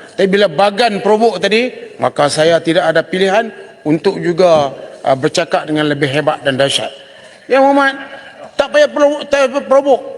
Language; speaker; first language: Malay; native; Malay